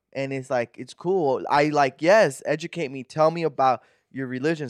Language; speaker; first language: English; native; English